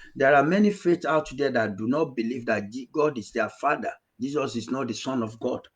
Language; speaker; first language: English; non-native, local second language; Yoruba